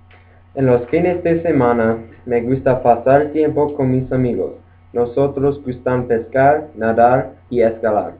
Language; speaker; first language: Spanish; non-native, learner; English